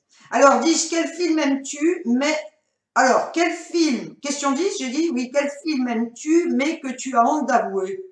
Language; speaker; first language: French; native; French